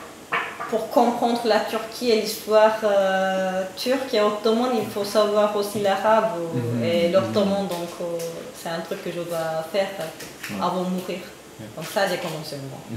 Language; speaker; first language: French; non-native, fluent; Turkish